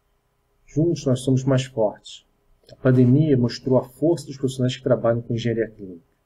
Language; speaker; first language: Portuguese; native; Portuguese